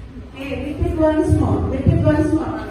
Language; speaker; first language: English; non-native, learner; Indonesian